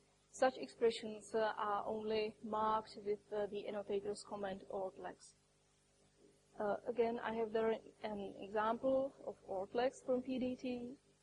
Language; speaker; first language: English; non-native, fluent; Czech